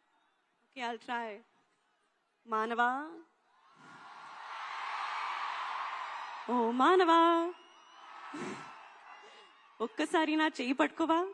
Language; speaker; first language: Telugu; non-native, learner; Hindi